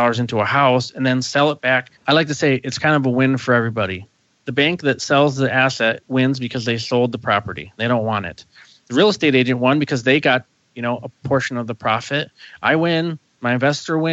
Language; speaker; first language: English; native; English